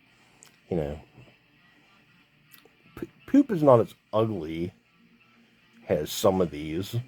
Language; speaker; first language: English; native; English